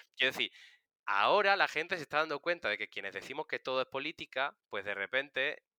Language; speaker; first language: Spanish; native; Spanish